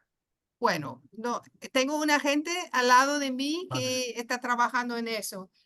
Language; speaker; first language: Spanish; non-native, fluent; German